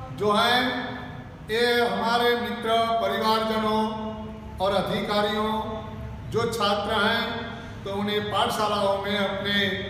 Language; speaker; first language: Hindi; non-native, local second language; Gujarati